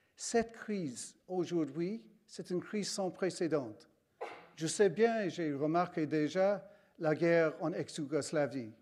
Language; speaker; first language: French; non-native, fluent; English